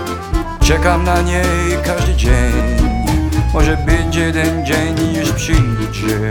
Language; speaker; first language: Polish; early bilingual, heritage; Polish